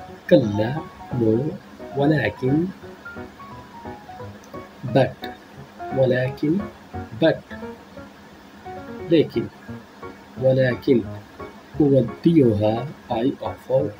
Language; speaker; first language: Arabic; non-native, fluent; Urdu